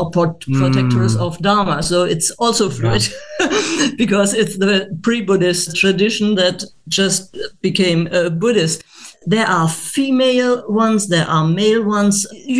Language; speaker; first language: English; non-native, fluent; German